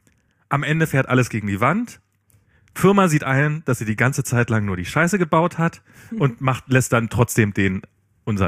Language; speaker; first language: German; native; German